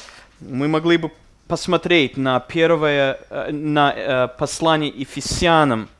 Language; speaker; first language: Russian; non-native, fluent; English